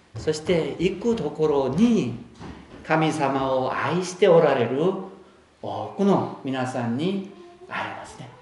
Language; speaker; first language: Japanese; non-native, fluent; Korean